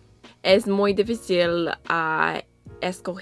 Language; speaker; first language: Spanish; non-native, learner; English